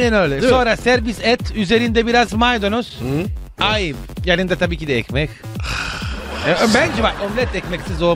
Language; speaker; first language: Turkish; non-native, learner; Italian